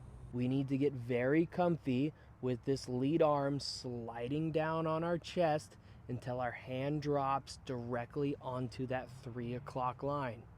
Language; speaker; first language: English; native; English